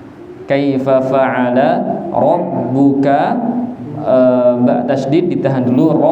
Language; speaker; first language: Indonesian; non-native, local second language; Javanese